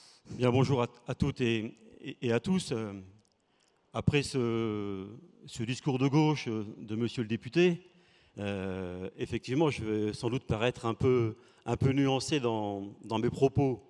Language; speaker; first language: French; native; French